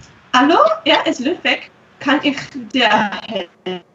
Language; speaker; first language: German; non-native, learner; English